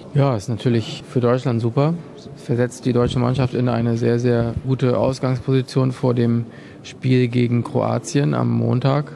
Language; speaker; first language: German; native; German